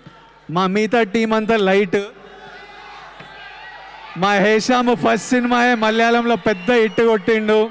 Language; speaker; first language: Telugu; native; Telugu